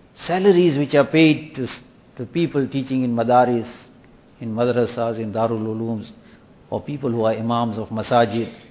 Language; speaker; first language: English; native; English